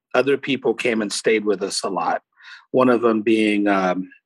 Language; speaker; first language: English; early bilingual, other home language; Portuguese